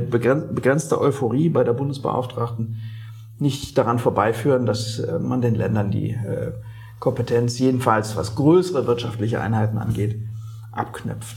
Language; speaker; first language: German; native; German